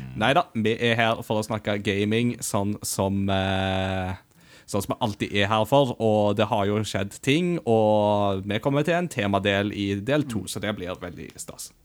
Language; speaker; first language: Norwegian; native; Norwegian